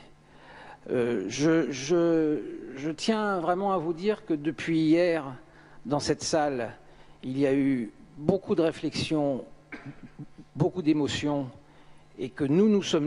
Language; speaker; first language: French; native; French